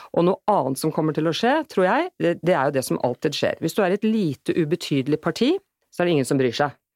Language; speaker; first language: Norwegian; native; Norwegian